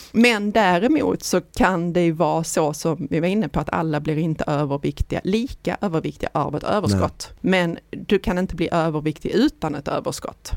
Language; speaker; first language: Swedish; native; Swedish